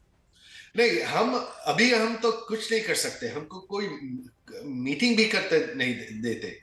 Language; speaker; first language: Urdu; non-native, fluent; Bangla